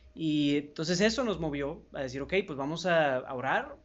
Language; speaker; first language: Spanish; native; Spanish